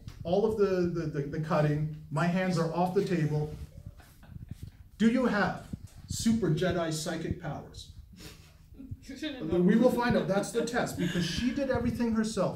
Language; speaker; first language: English; native; English